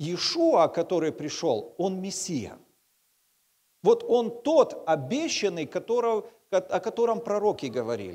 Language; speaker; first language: Russian; native; Russian